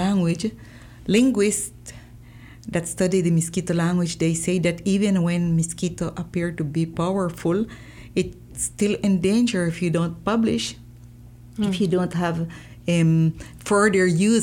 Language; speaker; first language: English; non-native, fluent; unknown